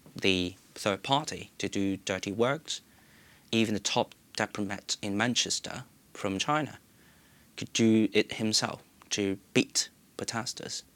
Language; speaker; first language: English; non-native, local second language; Cantonese